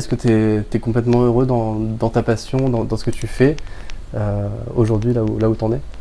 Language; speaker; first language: French; native; French